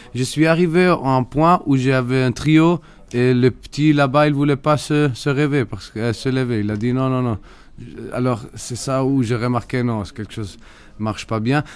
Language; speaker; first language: French; non-native, fluent; Spanish